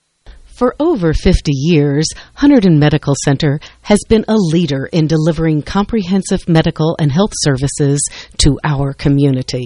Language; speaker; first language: English; native; English